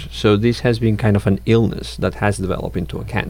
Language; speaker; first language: English; non-native, fluent; Catalan